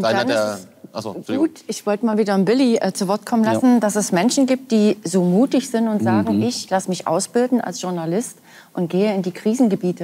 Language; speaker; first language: German; native; German